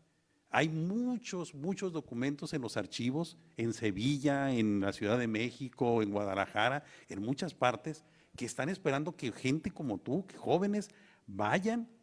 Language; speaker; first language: Spanish; native; Spanish